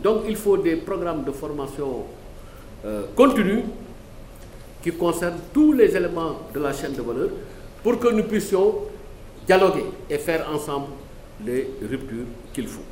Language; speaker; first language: French; non-native, local second language; Wolof